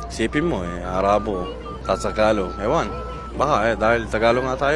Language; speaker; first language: Filipino; non-native, fluent; Arabic